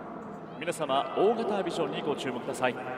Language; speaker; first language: Japanese; native; Japanese